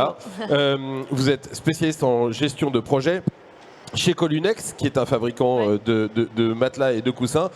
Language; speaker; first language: French; native; French